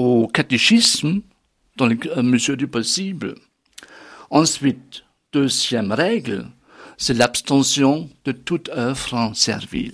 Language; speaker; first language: French; non-native, fluent; German